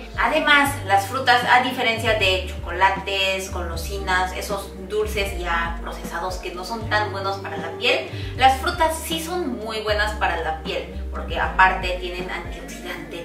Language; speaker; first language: Spanish; non-native, fluent; Korean